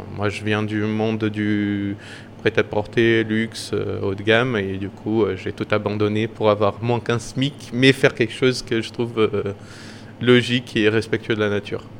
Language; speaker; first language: French; non-native, fluent; Portuguese